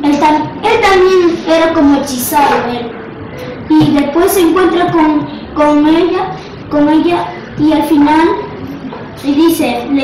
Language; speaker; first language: Spanish; non-native, local second language; Shipibo-Conibo